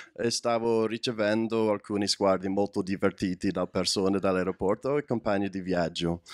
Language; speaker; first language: Italian; non-native, learner; English